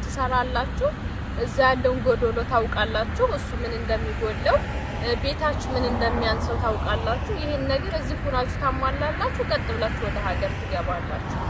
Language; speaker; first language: Amharic; native; Amharic